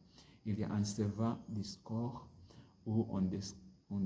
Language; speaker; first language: French; non-native, learner; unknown